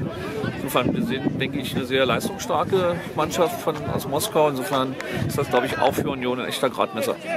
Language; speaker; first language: German; native; German